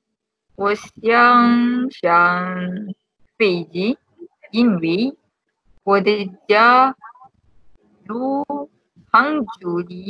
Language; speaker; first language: Chinese; non-native, learner; Malay